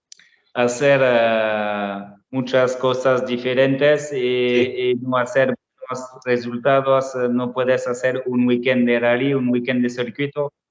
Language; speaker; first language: Spanish; non-native, learner; French